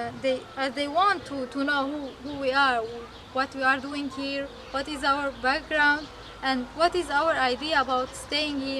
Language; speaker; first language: English; non-native, fluent; Arabic